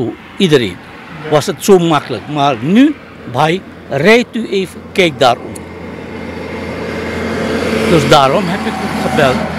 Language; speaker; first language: Dutch; non-native, local second language; Caribbean Hindustani